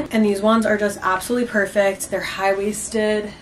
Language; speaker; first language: English; native; English